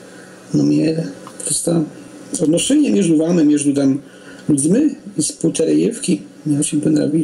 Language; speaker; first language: Russian; non-native, learner; Polish